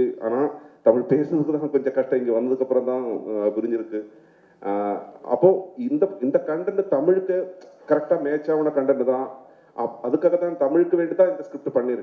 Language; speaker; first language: Tamil; non-native, learner; Malayalam